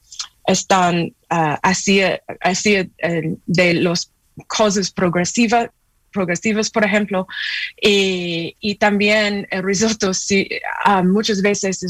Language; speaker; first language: Spanish; non-native, fluent; English